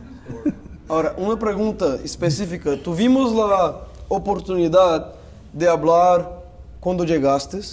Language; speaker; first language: Spanish; non-native, fluent; Portuguese